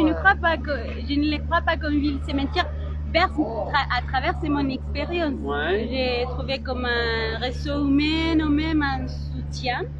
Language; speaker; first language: French; non-native, learner; Spanish